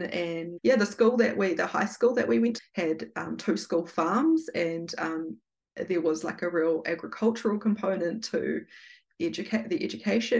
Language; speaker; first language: English; native; English